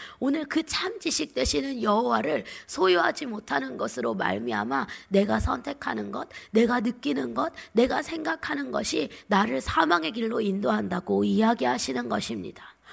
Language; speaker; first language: Korean; native; Korean